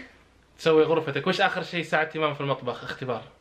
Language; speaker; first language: Arabic; native; Arabic